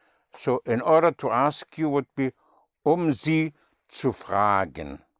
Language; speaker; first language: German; non-native, fluent; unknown